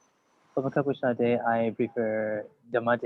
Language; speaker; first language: English; non-native, learner; Thai